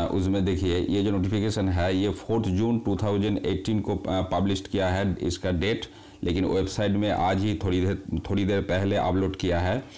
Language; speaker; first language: Hindi; non-native, local second language; Bangla